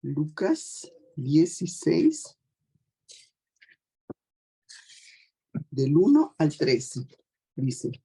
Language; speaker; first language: Spanish; native; Spanish